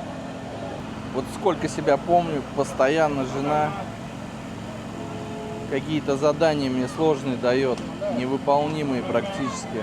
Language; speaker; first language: Russian; native; Russian